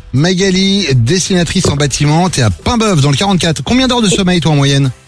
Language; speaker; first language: French; native; French